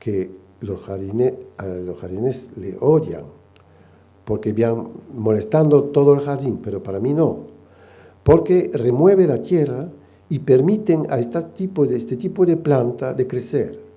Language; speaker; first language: Spanish; non-native, fluent; French